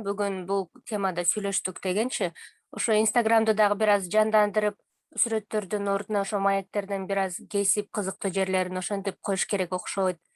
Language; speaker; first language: Kyrgyz; native; Kyrgyz